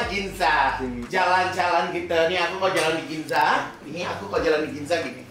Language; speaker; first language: Indonesian; native; Indonesian